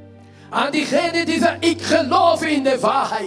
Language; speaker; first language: Dutch; non-native, fluent; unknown